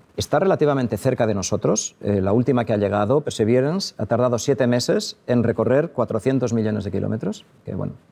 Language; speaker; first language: Spanish; native; Spanish